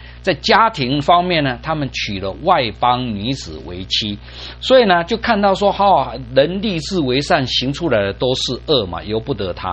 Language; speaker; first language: Chinese; native; Chinese